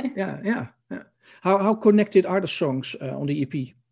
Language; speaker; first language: English; non-native, learner; Dutch